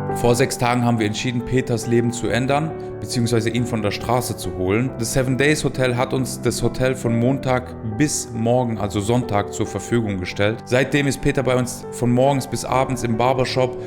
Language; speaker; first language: German; native; German